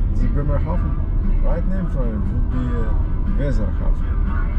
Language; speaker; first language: English; non-native, learner; German